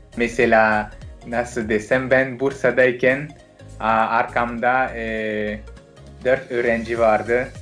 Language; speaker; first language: Turkish; non-native, fluent; French